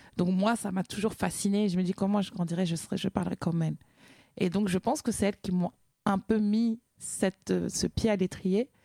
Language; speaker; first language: French; native; French